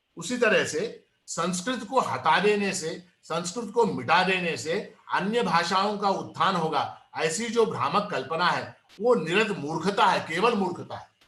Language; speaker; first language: Hindi; non-native, local second language; Kannada